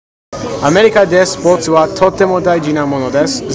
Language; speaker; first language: Japanese; non-native, learner; English